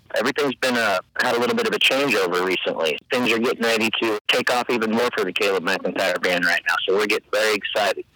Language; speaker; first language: English; native; English